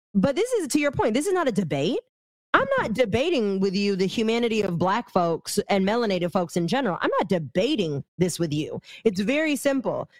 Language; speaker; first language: English; early bilingual, other home language; Arabic